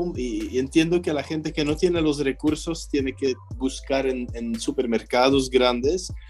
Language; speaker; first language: Spanish; non-native, fluent; French